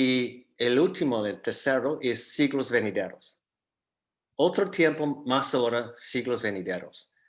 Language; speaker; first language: Spanish; non-native, fluent; English